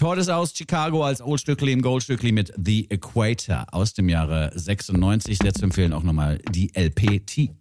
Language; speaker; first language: German; native; German